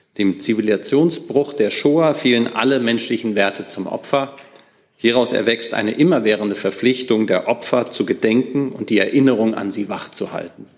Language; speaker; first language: German; native; German